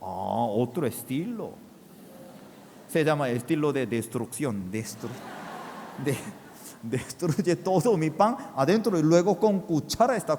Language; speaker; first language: Spanish; non-native, fluent; Korean